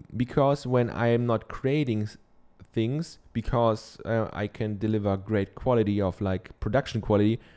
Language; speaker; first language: English; non-native, fluent; German